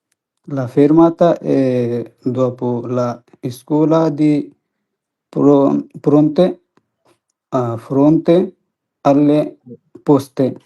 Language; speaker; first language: Italian; non-native, learner; Bangla